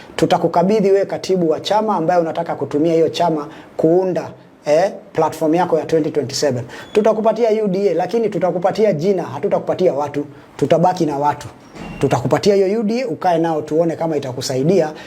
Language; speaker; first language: Swahili; native; Swahili